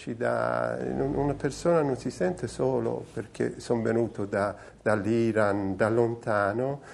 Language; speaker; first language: Italian; non-native, fluent; Persian